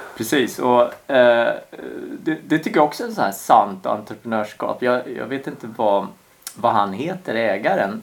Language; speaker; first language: Swedish; early bilingual, other home language; Korean